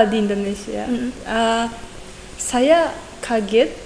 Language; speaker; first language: Indonesian; non-native, learner; Japanese